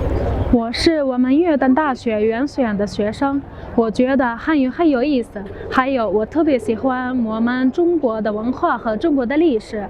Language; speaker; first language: Chinese; non-native, learner; Arabic